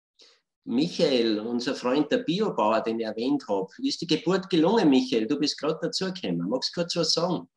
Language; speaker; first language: German; native; German